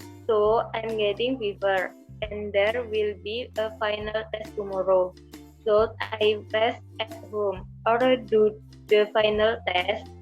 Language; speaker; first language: English; non-native, learner; Indonesian